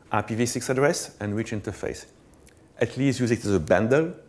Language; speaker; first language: English; non-native, fluent; French